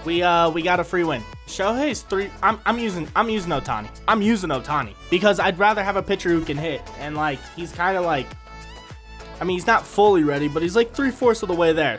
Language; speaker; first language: English; native; English